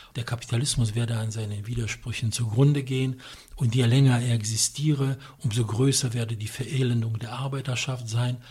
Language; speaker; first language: German; non-native, fluent; Polish